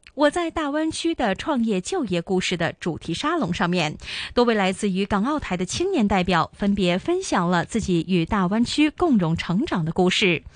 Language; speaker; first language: Chinese; non-native, local second language; Cantonese